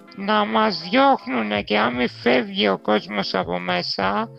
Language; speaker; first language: Greek; non-native, fluent; Romanian